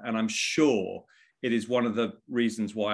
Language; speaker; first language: English; native; English